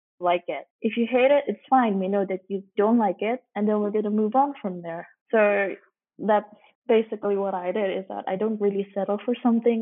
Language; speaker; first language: English; non-native, local second language; Cantonese